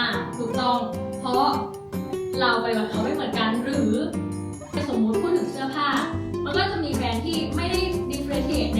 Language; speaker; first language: Thai; native; Thai